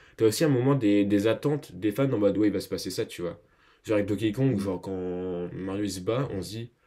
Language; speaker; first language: French; native; French